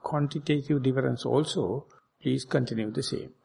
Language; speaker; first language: English; non-native, local second language; Sinhala